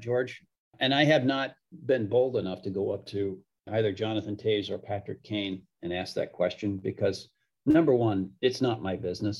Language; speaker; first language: English; native; English